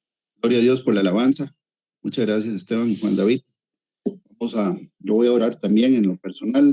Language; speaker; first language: Spanish; native; Spanish